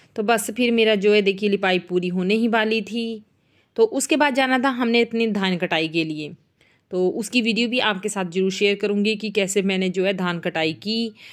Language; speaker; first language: Hindi; non-native, local second language; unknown